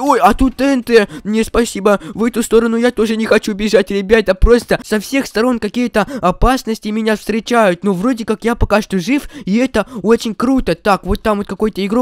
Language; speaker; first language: Russian; native; Russian